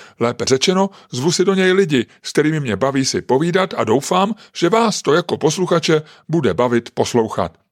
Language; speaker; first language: Czech; native; Czech